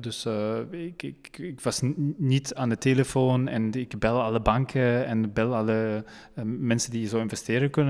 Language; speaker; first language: Dutch; non-native, local second language; French